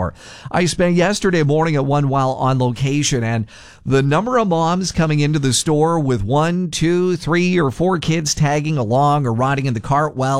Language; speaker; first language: English; native; English